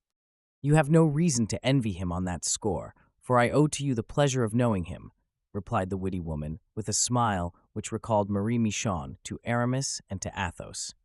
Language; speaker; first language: English; native; English